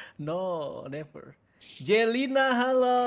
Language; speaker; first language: English; non-native, learner; Indonesian